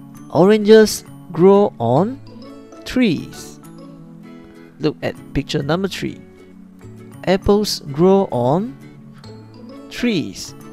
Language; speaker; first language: English; non-native, local second language; Chinese